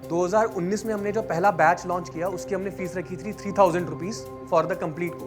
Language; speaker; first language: Hindi; native; Hindi